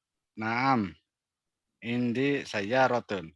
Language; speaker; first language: Arabic; non-native, learner; Indonesian